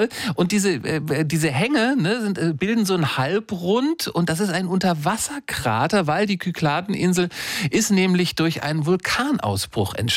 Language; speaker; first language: German; native; German